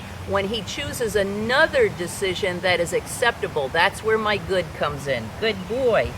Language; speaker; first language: English; native; English